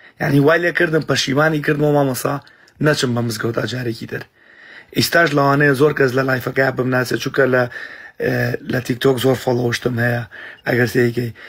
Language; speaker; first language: Central Kurdish; early bilingual, heritage; Central Kurdish